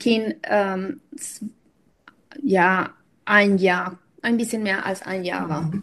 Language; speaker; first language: German; non-native, fluent; Spanish